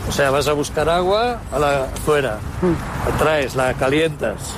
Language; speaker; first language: Spanish; native; Spanish